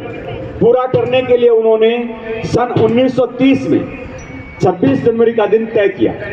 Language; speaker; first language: Hindi; native; Hindi